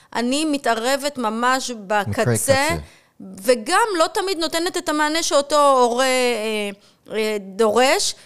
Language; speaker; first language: Hebrew; native; Hebrew